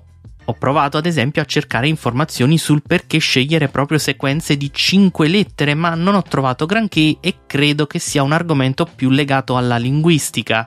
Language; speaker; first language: Italian; native; Italian